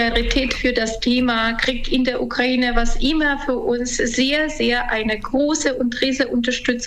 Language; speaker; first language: German; non-native, fluent; Ukrainian